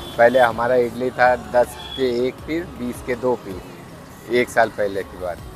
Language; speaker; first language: Hindi; non-native, local second language; Bangla